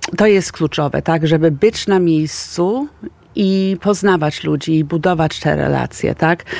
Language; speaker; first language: Polish; early bilingual, heritage; Polish